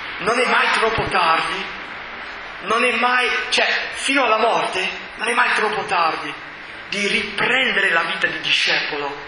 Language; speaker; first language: Italian; non-native, fluent; English